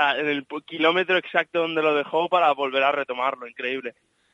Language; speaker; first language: Spanish; native; Spanish